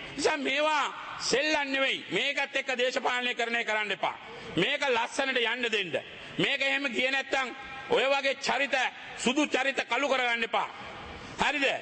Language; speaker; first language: Sinhala; native; Sinhala